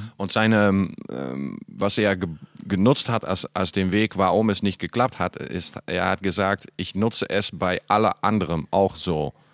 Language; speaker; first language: German; non-native, fluent; Dutch